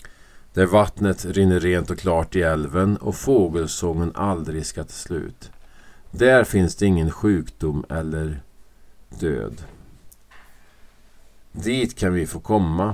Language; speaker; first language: Swedish; native; Swedish